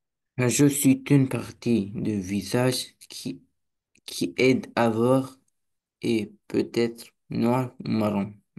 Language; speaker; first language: French; non-native, learner; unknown